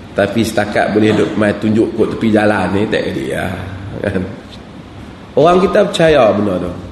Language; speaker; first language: Malay; native; Malay